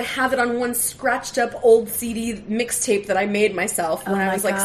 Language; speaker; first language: English; native; English